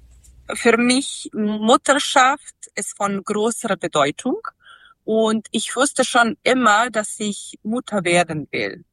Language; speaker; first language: German; non-native, learner; Serbian